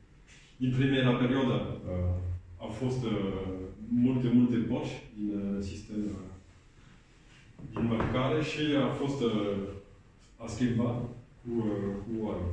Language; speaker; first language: Romanian; non-native, learner; French